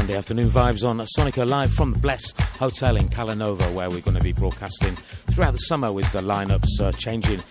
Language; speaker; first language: English; native; English